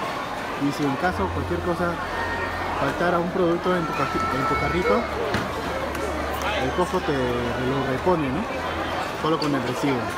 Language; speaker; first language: Spanish; native; Spanish